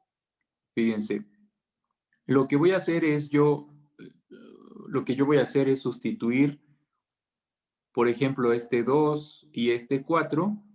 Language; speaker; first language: Spanish; native; Spanish